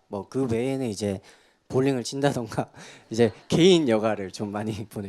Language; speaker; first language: Korean; native; Korean